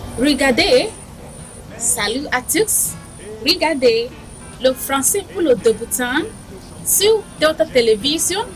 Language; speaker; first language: French; non-native, fluent; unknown